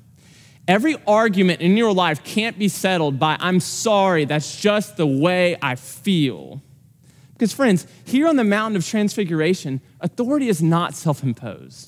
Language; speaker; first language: English; native; English